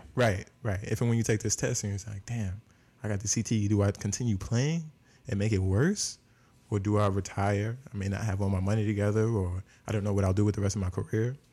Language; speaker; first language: English; native; English